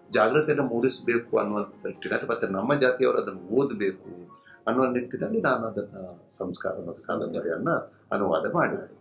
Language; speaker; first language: Kannada; non-native, local second language; Konkani